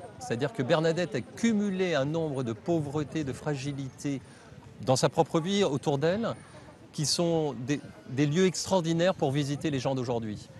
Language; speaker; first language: French; native; French